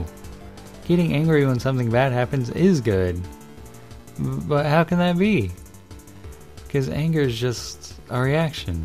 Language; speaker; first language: English; native; English